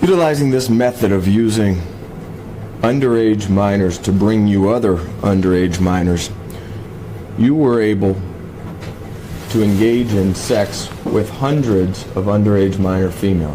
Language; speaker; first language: English; native; English